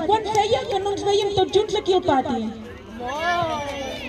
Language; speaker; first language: Catalan; native; Catalan